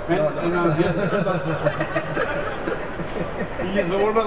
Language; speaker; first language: English; non-native, learner; French